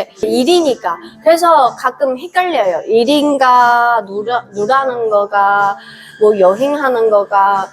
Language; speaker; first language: Korean; non-native, fluent; Chinese